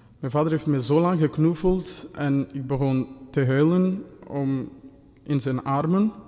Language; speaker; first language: Dutch; non-native, fluent; Kinyarwanda